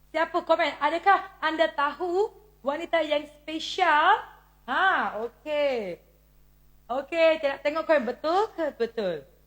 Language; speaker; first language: Malay; native; Malay